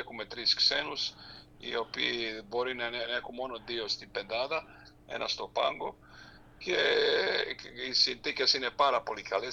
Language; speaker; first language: Greek; non-native, fluent; Serbian